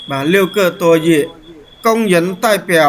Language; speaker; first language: Chinese; non-native, fluent; Khmer